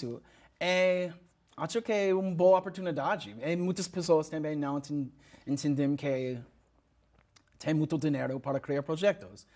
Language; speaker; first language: Portuguese; non-native, learner; English